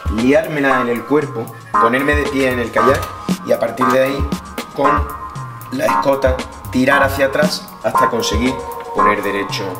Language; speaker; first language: Spanish; native; Spanish